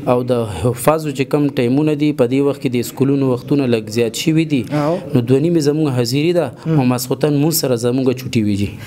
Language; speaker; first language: Pashto; native; Pashto